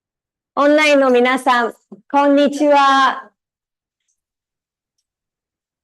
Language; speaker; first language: Japanese; non-native, fluent; Tamil